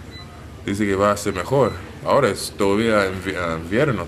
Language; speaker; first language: Spanish; non-native, learner; English